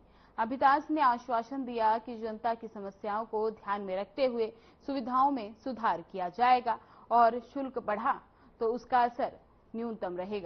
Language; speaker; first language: Hindi; native; Hindi